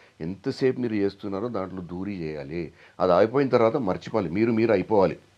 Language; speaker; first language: Telugu; non-native, local second language; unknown